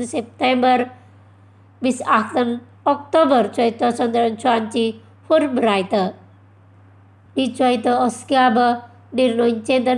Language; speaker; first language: German; non-native, fluent; Indonesian